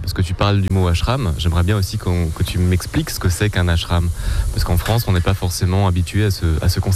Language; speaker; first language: French; native; French